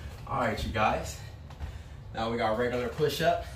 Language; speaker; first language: English; native; English